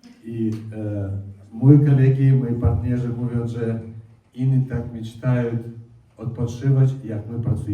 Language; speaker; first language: Polish; non-native, learner; Russian